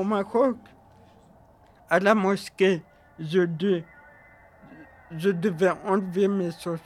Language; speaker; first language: French; early bilingual, other home language; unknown